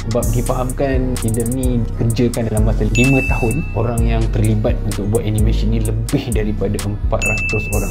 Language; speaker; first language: Malay; native; Malay